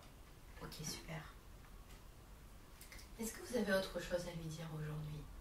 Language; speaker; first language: French; native; French